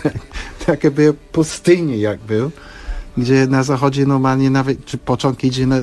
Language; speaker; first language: Polish; non-native, fluent; English